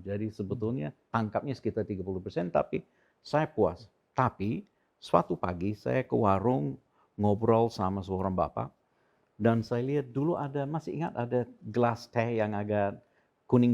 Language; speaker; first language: Indonesian; non-native, fluent; English